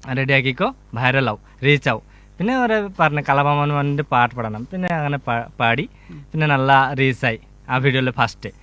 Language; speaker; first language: Malayalam; non-native, local second language; Bangla